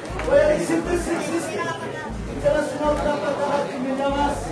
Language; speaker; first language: Spanish; non-native, learner; French